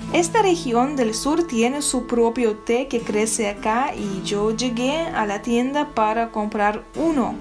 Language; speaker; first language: Spanish; non-native, fluent; Russian